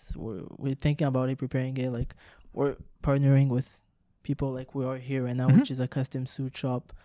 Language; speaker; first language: English; non-native, fluent; French